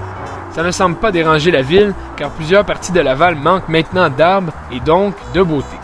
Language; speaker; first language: French; native; French